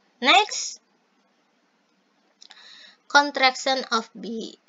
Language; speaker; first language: English; non-native, fluent; Indonesian